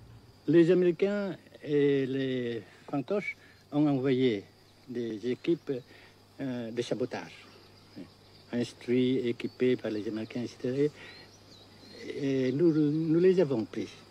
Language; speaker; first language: French; non-native, fluent; Vietnamese